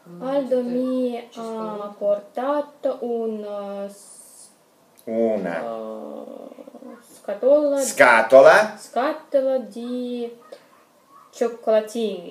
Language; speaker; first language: Italian; non-native, learner; Russian